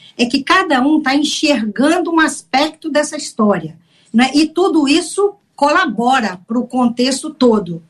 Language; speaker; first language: Portuguese; native; Portuguese